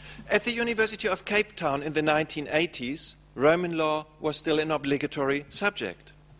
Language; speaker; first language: English; non-native, fluent; German